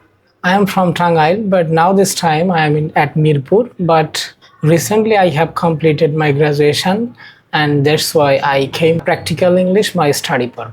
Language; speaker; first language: English; non-native, learner; Bangla